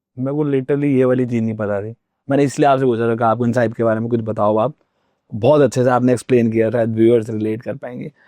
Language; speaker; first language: Hindi; native; Hindi